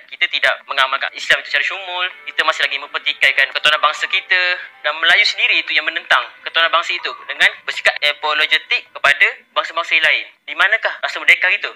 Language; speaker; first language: Malay; native; Malay